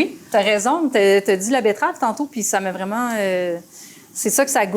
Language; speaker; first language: French; native; French